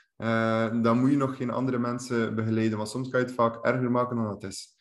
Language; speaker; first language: Dutch; native; Dutch